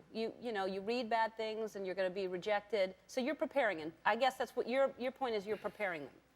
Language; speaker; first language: English; native; English